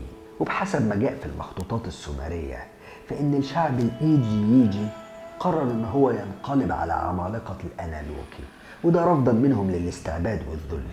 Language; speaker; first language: Arabic; native; Arabic